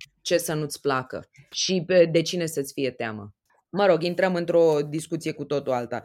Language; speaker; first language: Romanian; native; Romanian